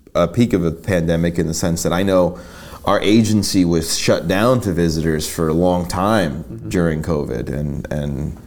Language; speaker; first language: English; native; English